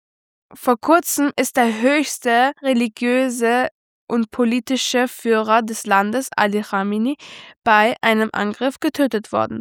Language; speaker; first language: German; early bilingual, other home language; Persian